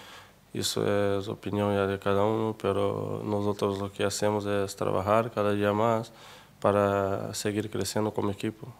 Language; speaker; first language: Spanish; non-native, fluent; Portuguese